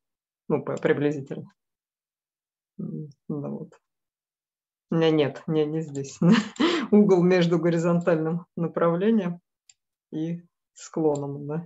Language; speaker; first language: Russian; native; Russian